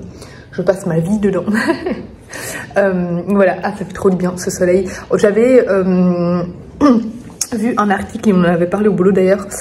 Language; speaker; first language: French; native; French